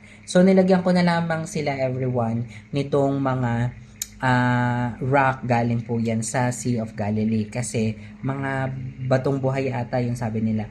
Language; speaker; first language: Filipino; native; Filipino